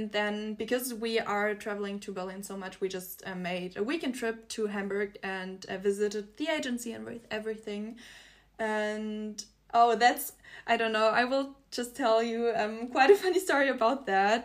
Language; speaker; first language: English; non-native, fluent; German